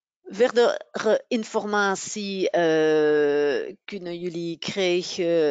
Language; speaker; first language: Dutch; non-native, local second language; French